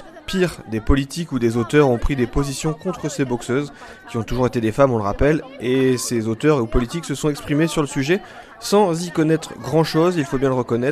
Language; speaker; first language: French; native; French